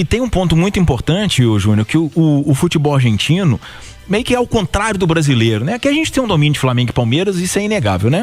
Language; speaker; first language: Portuguese; native; Portuguese